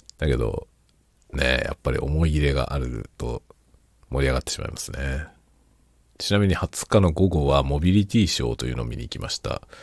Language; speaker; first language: Japanese; native; Japanese